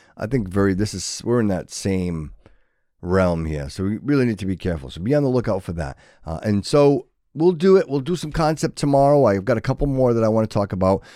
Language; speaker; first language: English; native; English